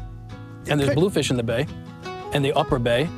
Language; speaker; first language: English; native; English